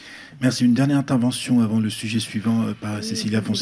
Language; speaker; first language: French; native; French